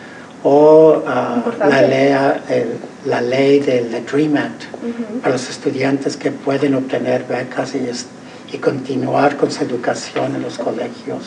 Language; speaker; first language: Spanish; early bilingual, heritage; Spanish